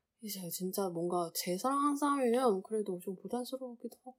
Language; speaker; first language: Korean; non-native, learner; Chinese